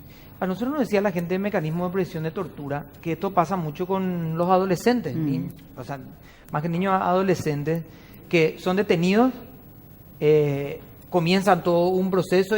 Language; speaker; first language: Spanish; native; Spanish